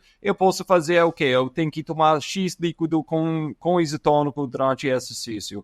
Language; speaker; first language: Portuguese; non-native, fluent; English